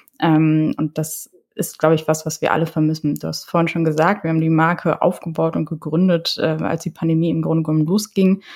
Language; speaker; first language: German; early bilingual, other home language; Polish